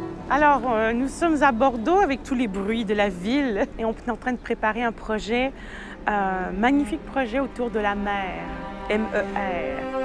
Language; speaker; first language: French; native; French